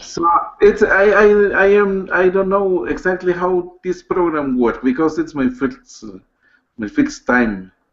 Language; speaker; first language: English; non-native, learner; Spanish